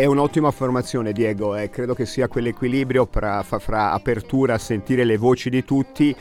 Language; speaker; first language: Italian; native; Italian